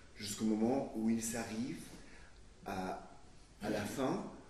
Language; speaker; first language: French; non-native, fluent; Spanish